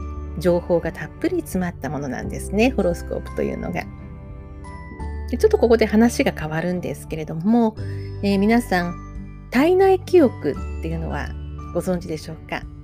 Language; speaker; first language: Japanese; native; Japanese